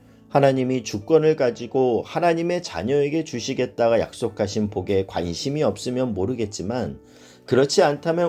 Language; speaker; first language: Korean; native; Korean